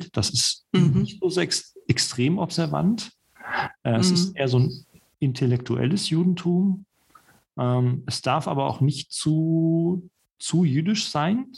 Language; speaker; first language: German; native; German